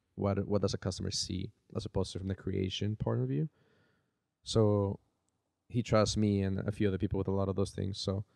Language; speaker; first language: English; early bilingual, other home language; Spanish